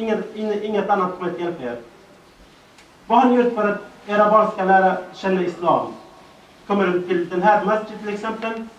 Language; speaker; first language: Swedish; non-native, fluent; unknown